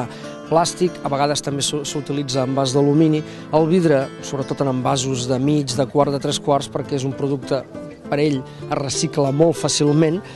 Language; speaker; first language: Catalan; native; Catalan